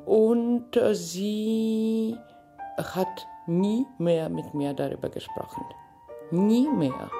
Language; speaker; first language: German; non-native, fluent; Polish